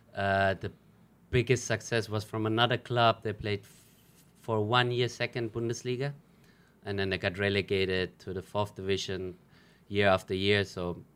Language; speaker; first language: English; non-native, fluent; German